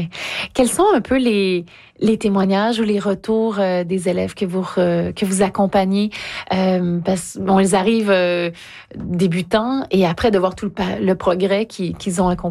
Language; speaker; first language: French; native; French